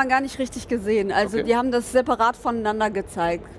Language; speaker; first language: German; native; German